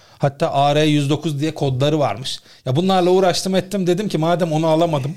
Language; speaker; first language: Turkish; native; Turkish